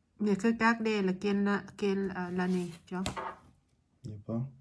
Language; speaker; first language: French; non-native, learner; Thai